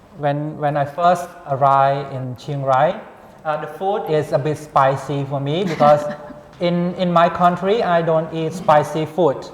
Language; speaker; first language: English; non-native, fluent; Khmer